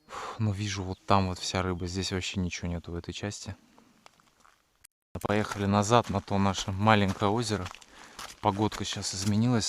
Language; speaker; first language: Russian; native; Russian